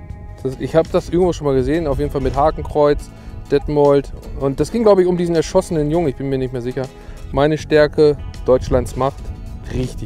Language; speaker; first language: German; native; German